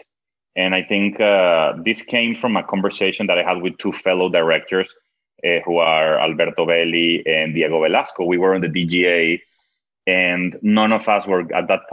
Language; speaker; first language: English; non-native, fluent; Spanish